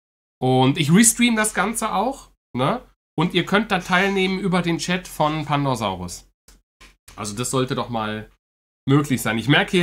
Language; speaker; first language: German; native; German